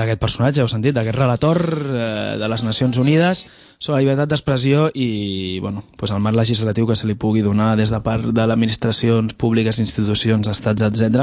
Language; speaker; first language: Catalan; native; Catalan